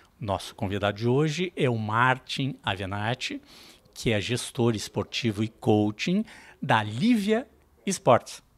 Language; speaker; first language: Portuguese; native; Portuguese